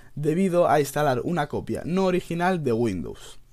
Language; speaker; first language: Spanish; native; Spanish